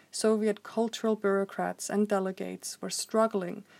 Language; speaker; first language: English; non-native, fluent; Icelandic